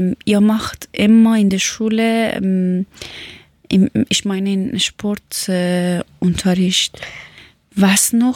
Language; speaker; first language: German; non-native, learner; Persian